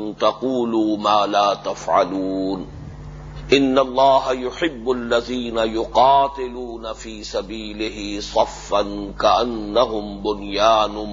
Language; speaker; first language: Urdu; native; Urdu